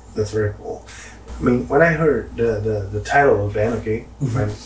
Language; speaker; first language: English; non-native, fluent; Portuguese